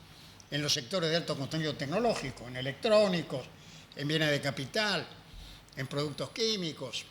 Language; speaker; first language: Spanish; native; Spanish